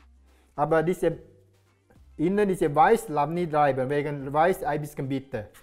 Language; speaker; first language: German; non-native, learner; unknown